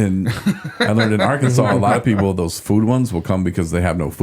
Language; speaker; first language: English; native; English